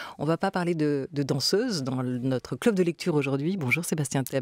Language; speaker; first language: French; native; French